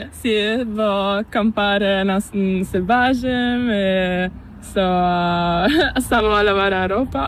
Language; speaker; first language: Spanish; non-native, learner; Italian